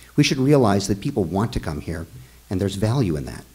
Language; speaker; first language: English; native; English